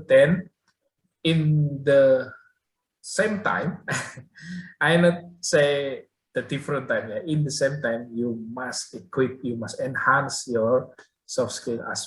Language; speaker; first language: English; non-native, learner; Indonesian